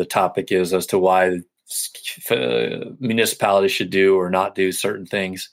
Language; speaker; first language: English; native; English